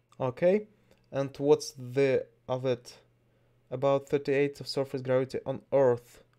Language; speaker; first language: English; non-native, learner; Russian